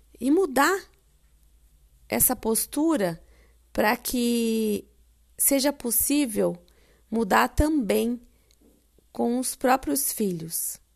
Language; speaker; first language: Portuguese; native; Portuguese